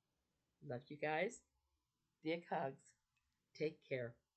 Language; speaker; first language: English; native; English